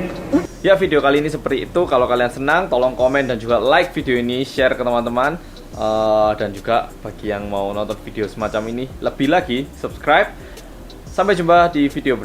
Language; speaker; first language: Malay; non-native, fluent; Korean